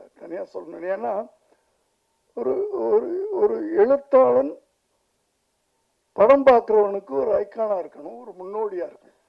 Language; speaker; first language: Tamil; native; Tamil